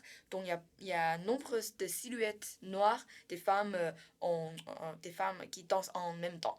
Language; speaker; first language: French; non-native, learner; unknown